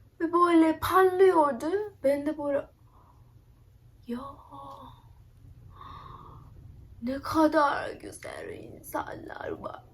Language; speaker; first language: Turkish; non-native, learner; Japanese